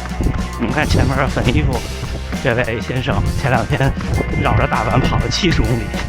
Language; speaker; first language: Chinese; native; Chinese